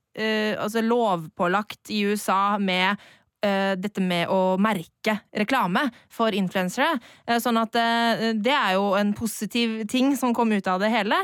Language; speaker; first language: Norwegian; native; Norwegian